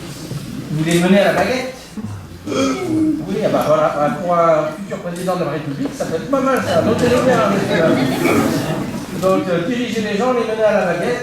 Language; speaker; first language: French; native; French